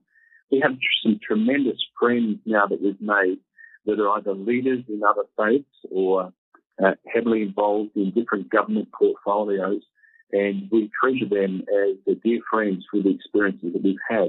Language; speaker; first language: English; native; English